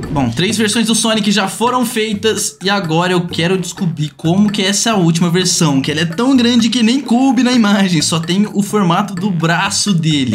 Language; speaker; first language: Portuguese; native; Portuguese